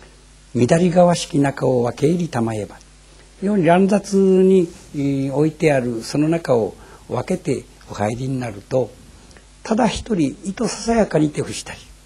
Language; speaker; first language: Japanese; native; Japanese